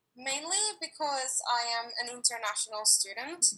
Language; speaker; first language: English; non-native, fluent; Spanish